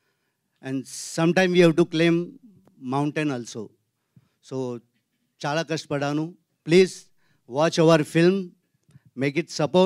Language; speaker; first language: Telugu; non-native, learner; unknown